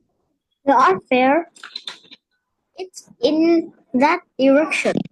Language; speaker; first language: English; non-native, learner; Vietnamese